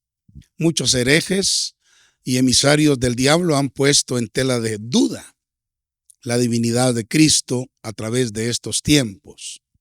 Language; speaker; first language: Spanish; native; Spanish